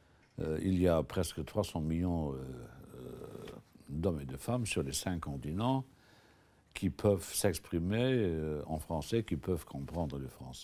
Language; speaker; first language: French; non-native, local second language; Luxembourgish